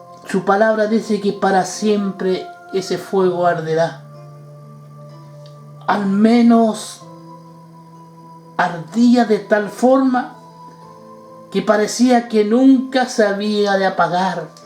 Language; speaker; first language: Spanish; native; Spanish